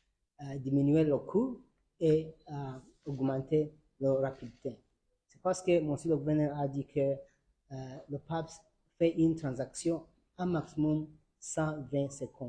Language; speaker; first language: French; non-native, learner; Arabic